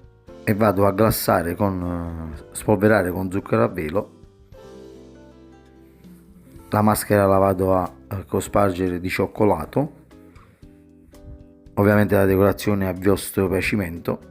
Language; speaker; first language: Italian; native; Italian